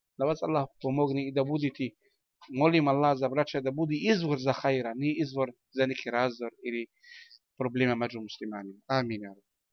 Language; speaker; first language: Bosnian; non-native, learner; Arabic